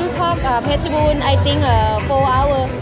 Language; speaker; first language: English; non-native, learner; Thai